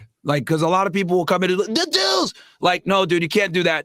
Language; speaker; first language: English; native; English